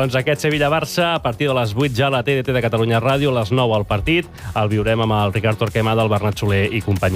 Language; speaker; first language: Catalan; native; Catalan